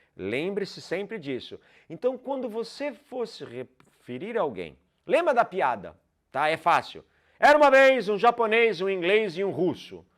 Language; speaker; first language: Portuguese; non-native, fluent; English